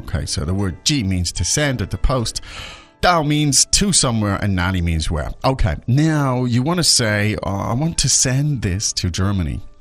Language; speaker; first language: English; native; English